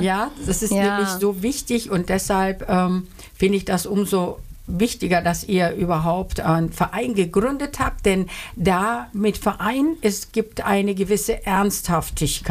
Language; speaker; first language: German; early bilingual, other home language; Turkish